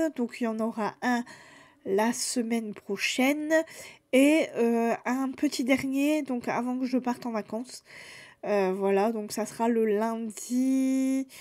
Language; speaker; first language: French; native; French